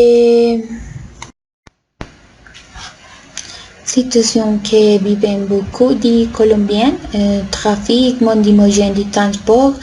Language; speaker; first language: French; non-native, learner; Spanish